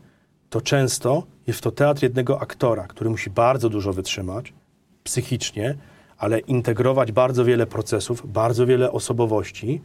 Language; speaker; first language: Polish; native; Polish